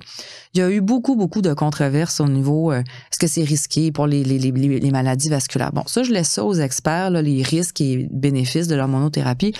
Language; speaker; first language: French; native; French